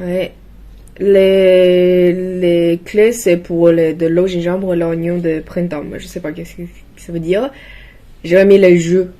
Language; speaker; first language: French; non-native, learner; Chinese